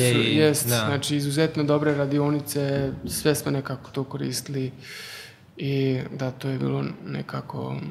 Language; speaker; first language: Serbian; early bilingual, heritage; Serbian